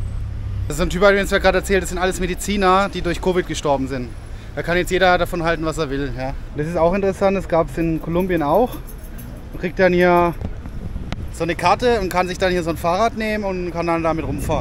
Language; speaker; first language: German; native; German